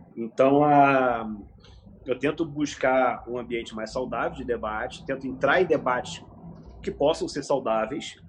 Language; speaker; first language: Portuguese; native; Portuguese